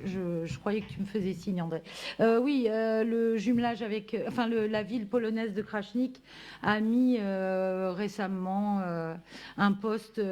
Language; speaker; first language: French; native; French